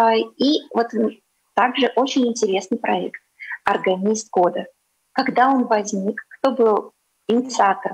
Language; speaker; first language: Russian; native; Russian